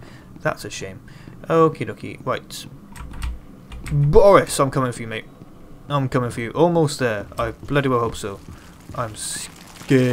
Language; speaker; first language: English; native; English